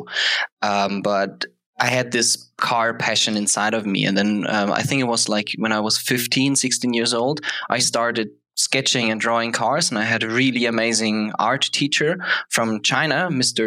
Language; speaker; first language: English; non-native, fluent; German